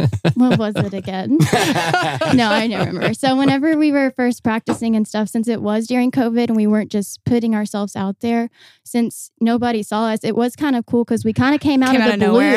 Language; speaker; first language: English; native; English